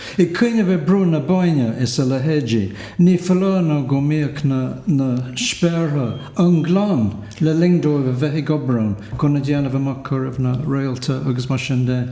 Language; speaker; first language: Irish; native; Irish